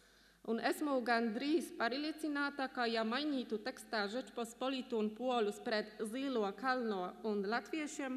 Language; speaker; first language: Latvian; non-native, fluent; Polish